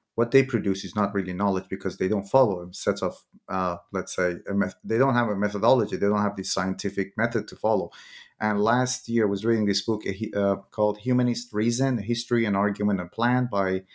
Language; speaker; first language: English; non-native, fluent; Persian